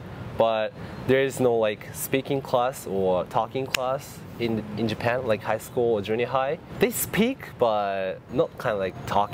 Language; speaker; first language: English; non-native, fluent; Japanese